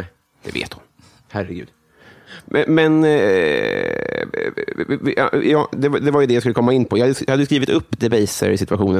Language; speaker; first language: Swedish; native; Swedish